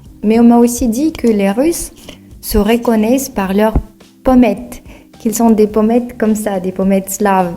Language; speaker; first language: French; non-native, fluent; Russian